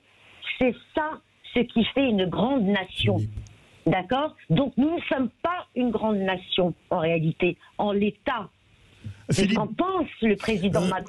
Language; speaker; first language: French; native; French